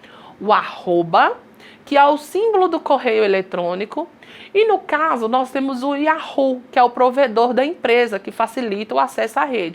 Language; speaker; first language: Portuguese; native; Portuguese